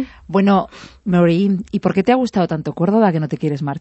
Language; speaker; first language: Spanish; native; Spanish